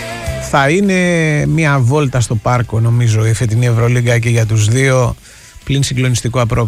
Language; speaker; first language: Greek; native; Greek